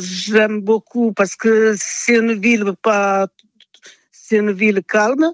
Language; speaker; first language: French; non-native, fluent; Portuguese